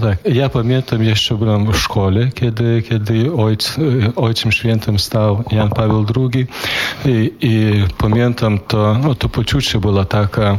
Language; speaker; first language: Polish; non-native, fluent; Lithuanian